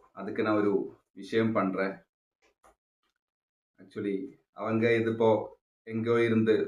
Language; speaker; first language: Tamil; non-native, local second language; Malayalam